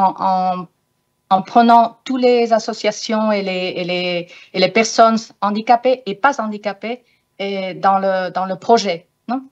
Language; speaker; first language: French; non-native, fluent; Spanish